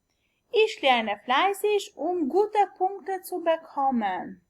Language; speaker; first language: German; non-native, learner; Albanian